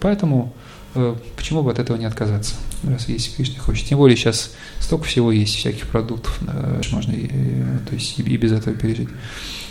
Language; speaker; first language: Russian; native; Russian